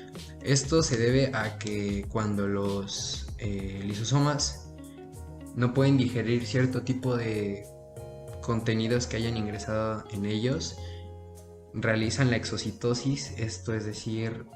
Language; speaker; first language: Spanish; native; Spanish